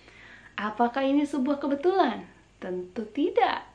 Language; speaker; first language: Indonesian; native; Indonesian